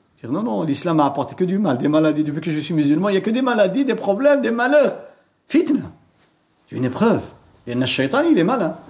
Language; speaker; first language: French; non-native, local second language; Arabic